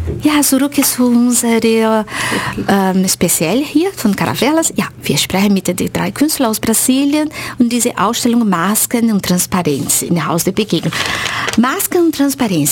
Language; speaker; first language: German; non-native, fluent; Portuguese